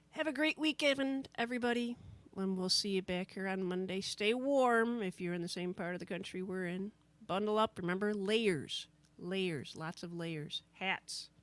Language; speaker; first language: English; native; English